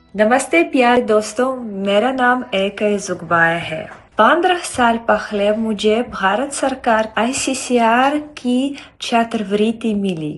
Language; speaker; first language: Hindi; non-native, fluent; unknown